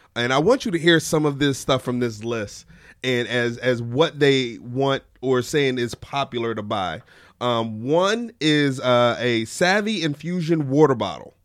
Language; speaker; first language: English; native; English